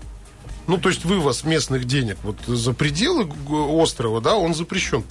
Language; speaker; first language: Russian; native; Russian